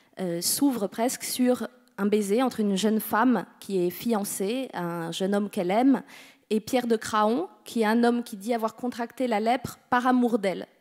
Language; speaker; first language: French; native; French